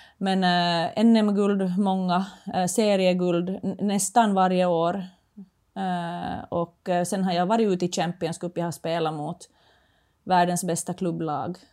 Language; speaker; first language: Swedish; native; Swedish